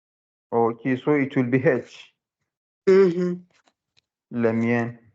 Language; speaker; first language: French; non-native, learner; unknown